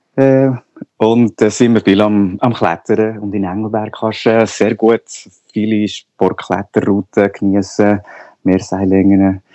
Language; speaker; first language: Swiss German; non-native, local second language; Spanish